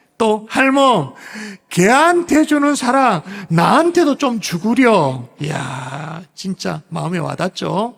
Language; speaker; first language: Korean; native; Korean